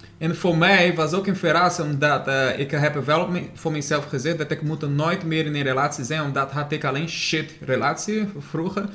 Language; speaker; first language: Dutch; non-native, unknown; Portuguese